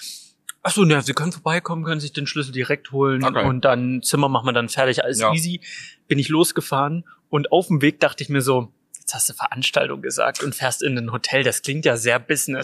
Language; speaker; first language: German; native; German